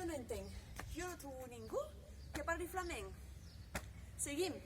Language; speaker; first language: Catalan; non-native, fluent; French